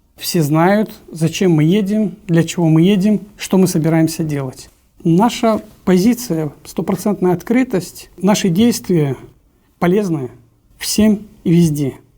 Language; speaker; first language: Russian; non-native, local second language; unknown